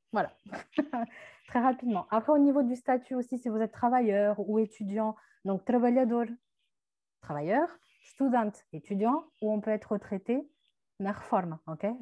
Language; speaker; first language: French; native; French